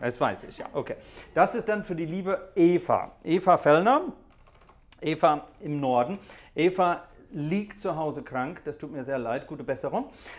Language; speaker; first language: German; non-native, fluent; English